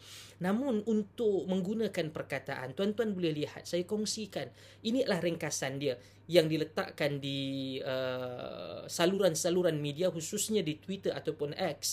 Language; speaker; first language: Malay; native; Malay